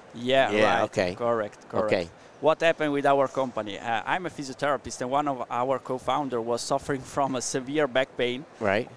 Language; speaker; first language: English; non-native, learner; Italian